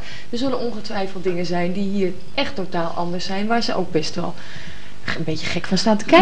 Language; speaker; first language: Dutch; native; Dutch